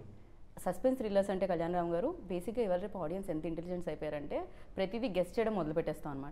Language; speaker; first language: Telugu; native; Telugu